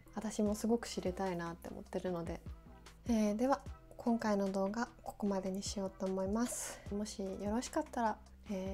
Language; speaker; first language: Japanese; native; Japanese